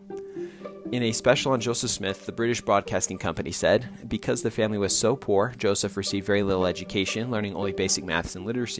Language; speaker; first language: English; native; English